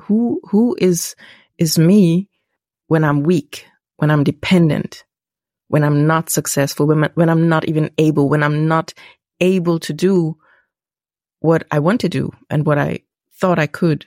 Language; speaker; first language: English; non-native, fluent; German